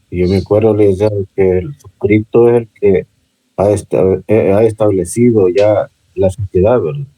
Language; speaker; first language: Spanish; native; Spanish